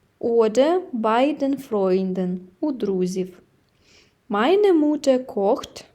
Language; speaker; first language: German; non-native, fluent; Ukrainian